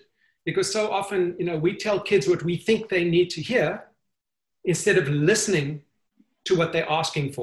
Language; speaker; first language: English; native; English